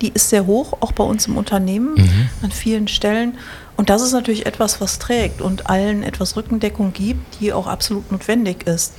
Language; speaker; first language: German; native; German